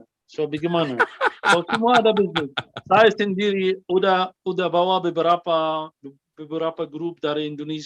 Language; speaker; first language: Indonesian; non-native, fluent; Arabic